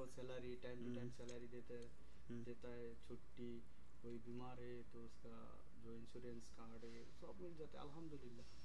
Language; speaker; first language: Hindi; non-native, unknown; Bangla